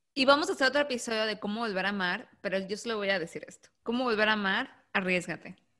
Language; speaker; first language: Spanish; native; Spanish